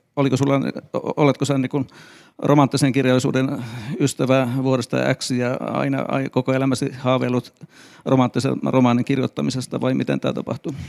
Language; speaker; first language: Finnish; native; Finnish